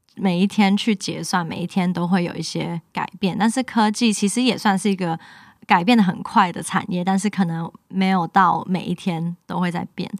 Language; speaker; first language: Chinese; non-native, local second language; Cantonese